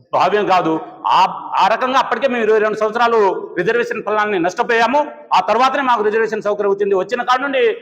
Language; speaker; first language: Telugu; non-native, local second language; Lambadi